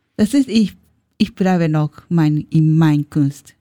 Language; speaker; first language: German; non-native, learner; Japanese